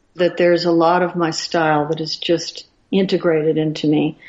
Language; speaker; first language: English; native; English